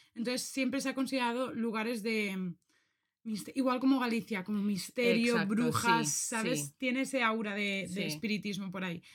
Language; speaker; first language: Spanish; native; Spanish